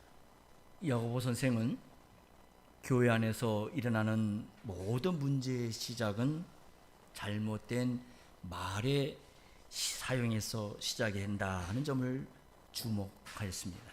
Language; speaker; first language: Korean; native; Korean